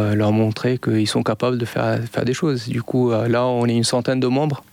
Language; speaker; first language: French; non-native, local second language; Arabic